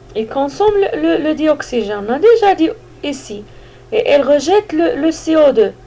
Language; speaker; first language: French; non-native, local second language; Arabic